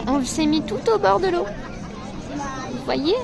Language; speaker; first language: French; native; French